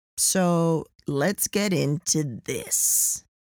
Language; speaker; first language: English; native; English